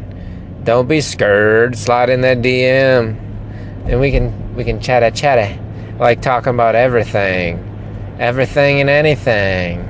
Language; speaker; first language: English; native; English